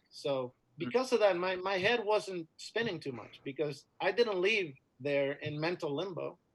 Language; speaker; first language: English; non-native, fluent; Spanish